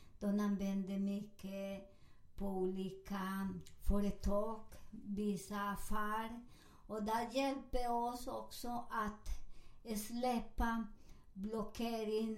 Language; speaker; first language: Swedish; non-native, learner; Spanish